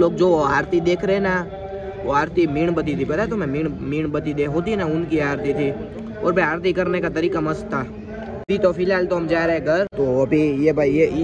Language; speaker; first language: Hindi; non-native, local second language; Gujarati